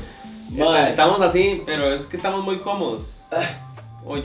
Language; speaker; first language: Spanish; native; Spanish